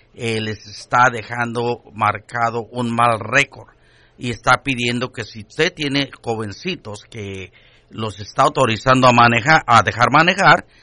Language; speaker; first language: Spanish; native; Spanish